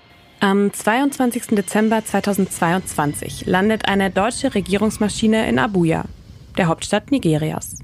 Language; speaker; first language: German; native; German